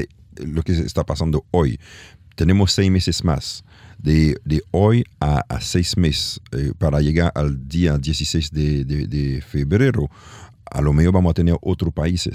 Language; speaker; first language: Spanish; non-native, learner; French